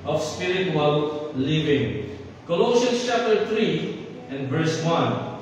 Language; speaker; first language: English; non-native, local second language; Filipino